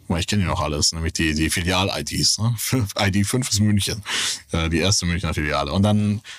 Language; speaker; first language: German; native; German